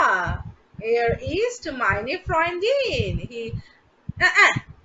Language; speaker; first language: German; non-native, fluent; Bangla